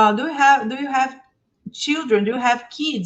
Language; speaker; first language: English; non-native, fluent; Portuguese